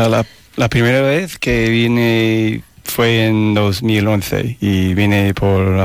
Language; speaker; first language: Spanish; non-native, fluent; English